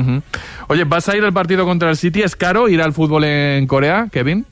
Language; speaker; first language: Spanish; native; Spanish